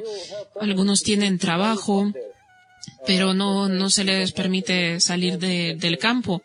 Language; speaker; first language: Spanish; non-native, fluent; Bosnian